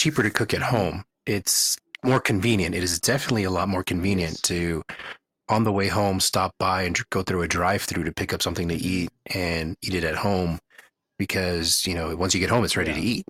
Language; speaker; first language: English; native; English